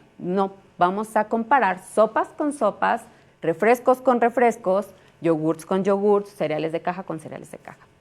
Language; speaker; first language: Spanish; native; Spanish